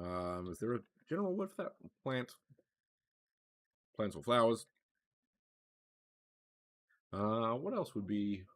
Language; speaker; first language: English; native; English